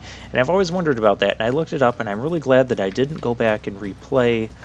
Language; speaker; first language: English; native; English